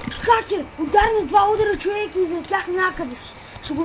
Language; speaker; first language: Bulgarian; native; Bulgarian